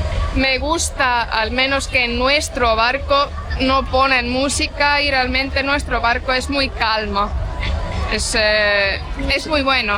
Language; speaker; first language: Spanish; non-native, fluent; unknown